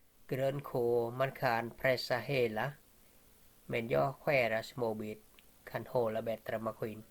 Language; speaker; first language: Swedish; non-native, learner; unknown